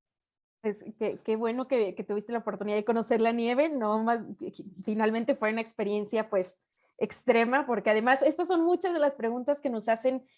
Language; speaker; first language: Spanish; native; Spanish